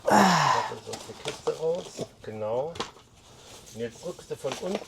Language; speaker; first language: German; native; German